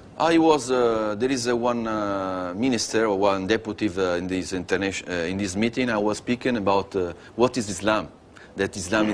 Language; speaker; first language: English; non-native, learner; Italian